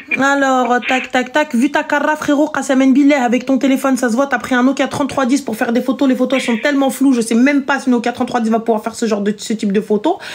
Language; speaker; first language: French; early bilingual, other home language; Arabic